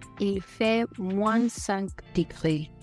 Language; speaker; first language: French; non-native, learner; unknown